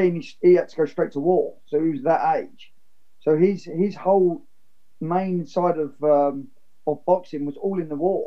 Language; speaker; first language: English; native; English